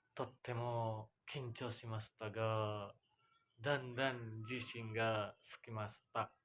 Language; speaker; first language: Japanese; non-native, learner; Indonesian